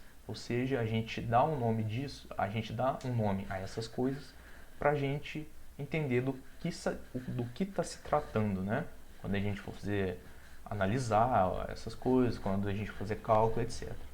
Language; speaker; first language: Portuguese; native; Portuguese